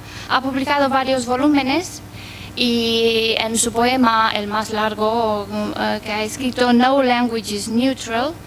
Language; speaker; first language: Spanish; non-native, fluent; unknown